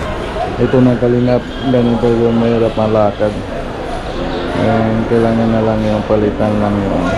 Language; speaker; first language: Filipino; non-native, learner; Punjabi